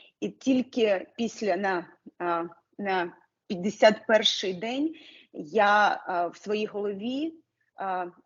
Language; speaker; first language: Ukrainian; non-native, local second language; Russian